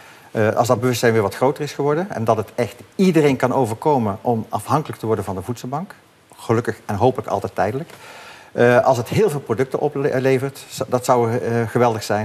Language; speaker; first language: Dutch; native; Dutch